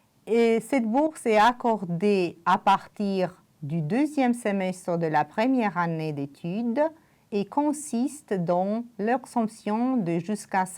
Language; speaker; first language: French; non-native, fluent; Romanian